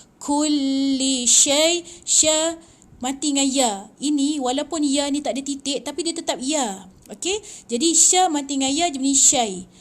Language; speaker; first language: Malay; native; Malay